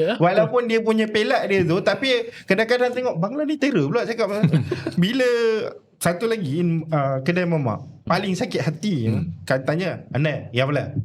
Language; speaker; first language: Malay; non-native, local second language; Tamil